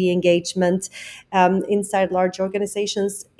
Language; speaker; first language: English; non-native, fluent; Swedish